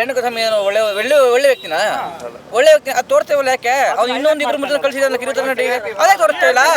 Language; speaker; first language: Kannada; native; Kannada